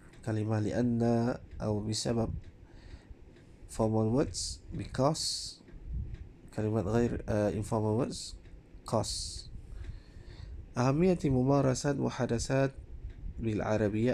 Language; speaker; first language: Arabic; non-native, fluent; Malay